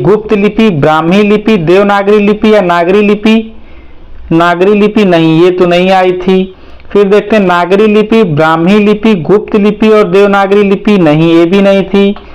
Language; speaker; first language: Hindi; native; Hindi